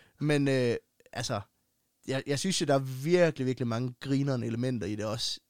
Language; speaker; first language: Danish; native; Danish